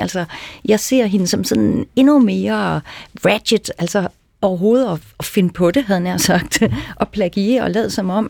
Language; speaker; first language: Danish; native; Danish